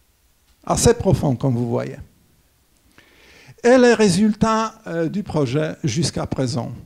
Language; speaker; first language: French; non-native, fluent; Polish